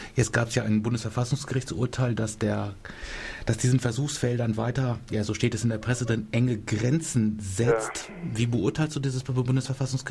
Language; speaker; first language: German; native; German